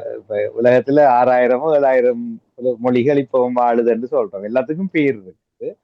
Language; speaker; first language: Tamil; native; Tamil